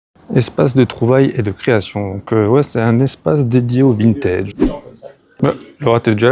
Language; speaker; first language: French; native; French